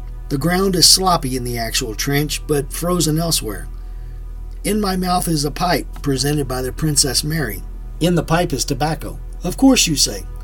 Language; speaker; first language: English; native; English